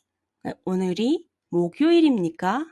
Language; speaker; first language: Korean; non-native, fluent; Mongolian